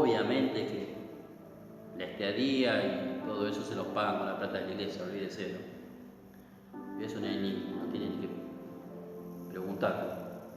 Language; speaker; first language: Spanish; native; Spanish